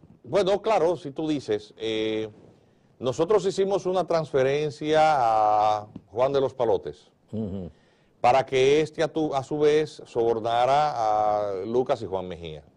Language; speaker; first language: Spanish; native; Spanish